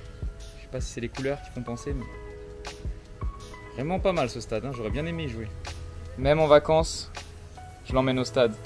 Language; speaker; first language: French; native; French